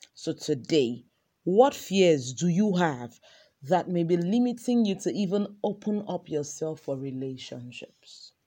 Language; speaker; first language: English; non-native, local second language; Yoruba